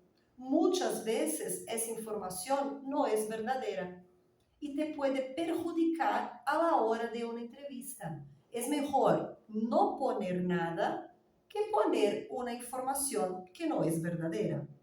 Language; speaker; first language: Spanish; non-native, fluent; Portuguese